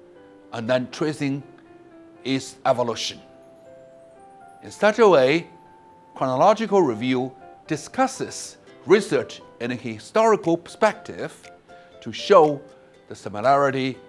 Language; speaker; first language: English; non-native, fluent; Chinese